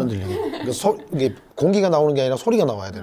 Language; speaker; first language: Korean; native; Korean